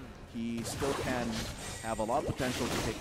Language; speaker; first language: English; non-native, local second language; Filipino